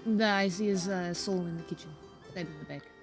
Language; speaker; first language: English; native; English